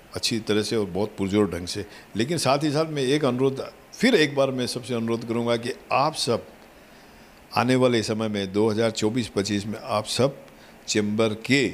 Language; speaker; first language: Hindi; native; Hindi